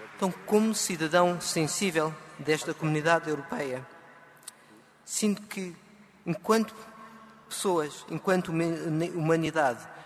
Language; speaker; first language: Portuguese; native; Portuguese